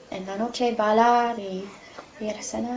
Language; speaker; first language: Spanish; non-native, learner; English